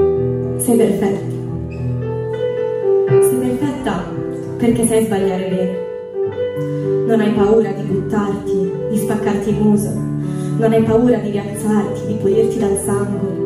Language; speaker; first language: Italian; native; Italian